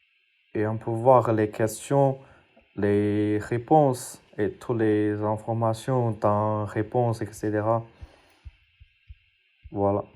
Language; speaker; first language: French; non-native, fluent; Chinese